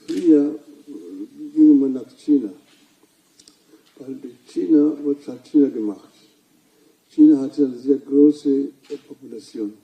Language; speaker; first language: German; non-native, fluent; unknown